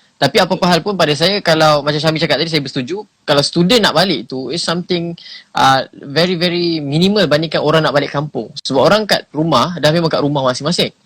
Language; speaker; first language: Malay; native; Malay